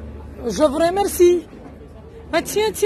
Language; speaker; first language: French; non-native, learner; Romanian